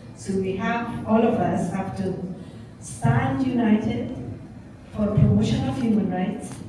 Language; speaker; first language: English; non-native, fluent; Persian